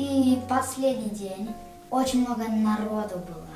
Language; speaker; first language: Russian; early bilingual, heritage; Russian